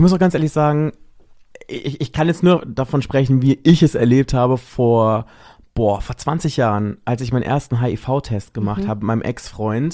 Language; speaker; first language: German; native; German